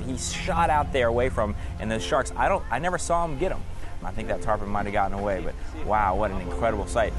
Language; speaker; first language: English; native; English